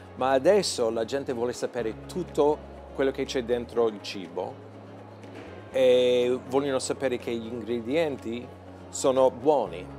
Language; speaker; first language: Italian; non-native, fluent; English